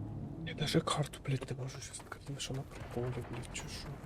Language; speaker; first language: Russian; non-native, local second language; Ukrainian